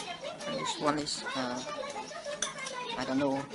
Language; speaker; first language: English; non-native, learner; Khmer